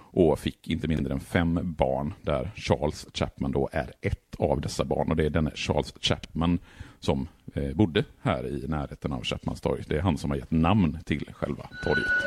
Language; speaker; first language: Swedish; native; Swedish